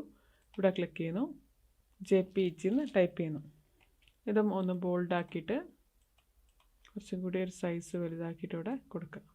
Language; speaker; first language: Malayalam; native; Malayalam